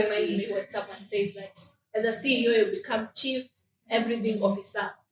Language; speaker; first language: English; native; English